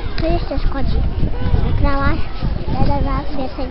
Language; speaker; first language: Polish; early bilingual, heritage; Polish